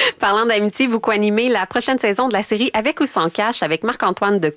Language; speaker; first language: French; native; French